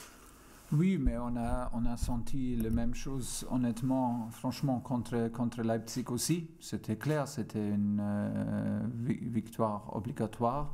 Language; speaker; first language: French; non-native, fluent; German